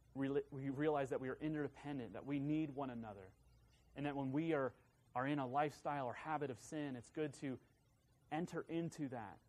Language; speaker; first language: English; native; English